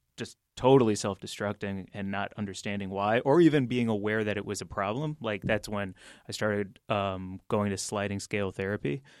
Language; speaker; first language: English; native; English